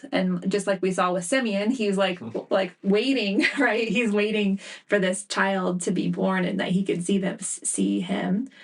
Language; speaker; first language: English; native; English